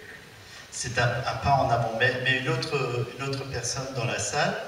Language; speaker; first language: French; native; French